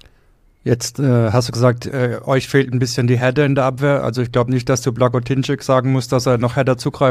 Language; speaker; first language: German; native; German